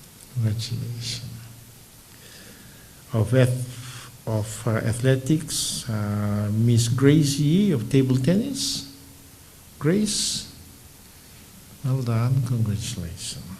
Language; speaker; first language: English; non-native, local second language; Fijian